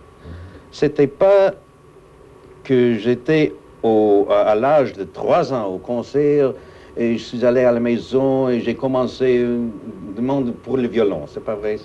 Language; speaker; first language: French; non-native, fluent; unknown